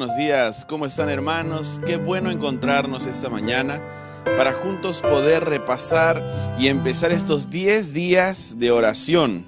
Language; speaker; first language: Spanish; native; Spanish